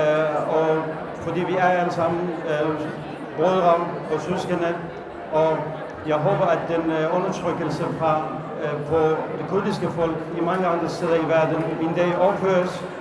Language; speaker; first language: Danish; non-native, fluent; Kurdish